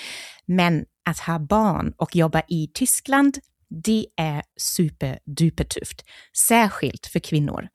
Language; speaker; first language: Swedish; non-native, fluent; German